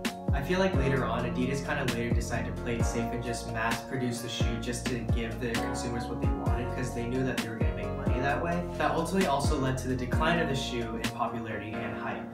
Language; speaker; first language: English; native; English